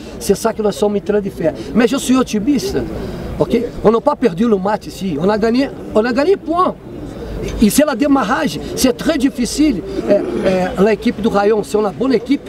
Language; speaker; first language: French; non-native, learner; Portuguese